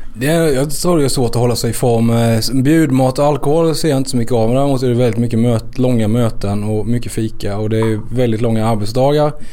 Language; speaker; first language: Swedish; native; Swedish